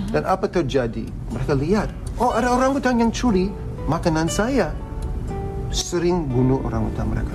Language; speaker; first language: Indonesian; non-native, fluent; English